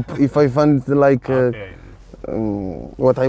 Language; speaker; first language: English; non-native, fluent; Portuguese